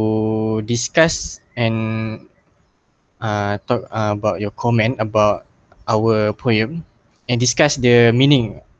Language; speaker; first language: English; non-native, local second language; Malay